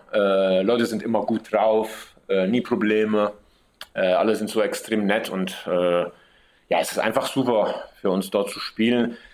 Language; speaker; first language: German; early bilingual, heritage; German